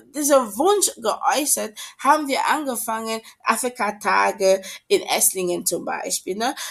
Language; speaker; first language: German; non-native, fluent; French